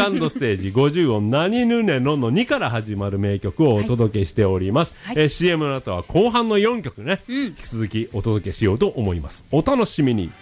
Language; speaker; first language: Japanese; native; Japanese